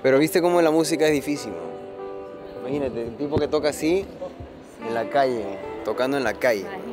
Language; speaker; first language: Spanish; early bilingual, heritage; Spanish